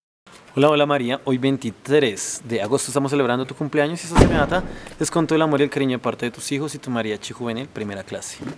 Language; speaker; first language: Spanish; native; Spanish